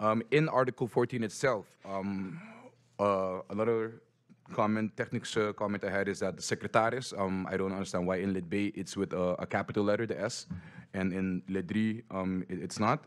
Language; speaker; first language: English; native; English